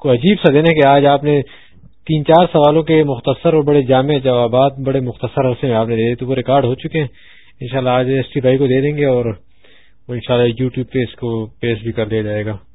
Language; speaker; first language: Urdu; non-native, local second language; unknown